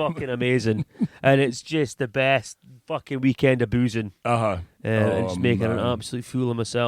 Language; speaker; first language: English; native; English